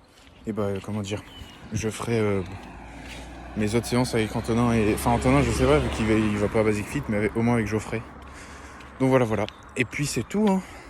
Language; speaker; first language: French; native; French